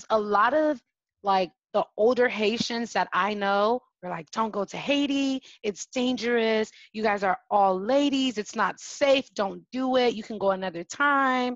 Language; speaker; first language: English; early bilingual, other home language; French